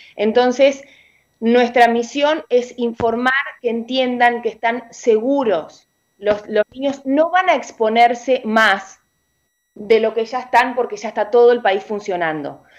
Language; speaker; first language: Spanish; native; Spanish